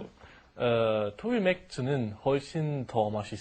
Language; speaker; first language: Korean; non-native, learner; German